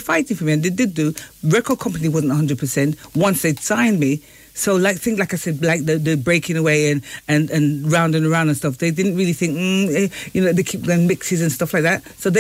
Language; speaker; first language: English; native; English